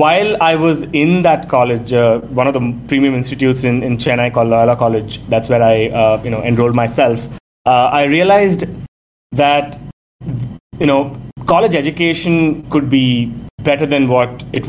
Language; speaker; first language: English; non-native, local second language; Tamil